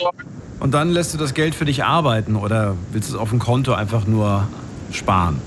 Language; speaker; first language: German; native; German